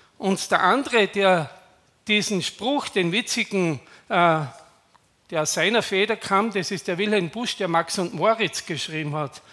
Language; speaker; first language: German; native; German